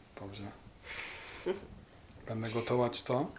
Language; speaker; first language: Polish; non-native, learner; Turkish